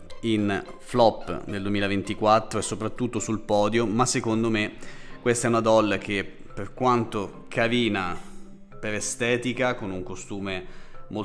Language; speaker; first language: Italian; native; Italian